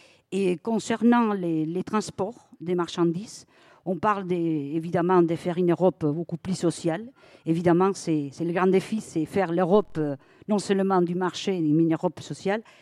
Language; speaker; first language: French; non-native, fluent; Spanish